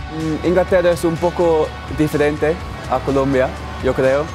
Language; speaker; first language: Spanish; non-native, fluent; English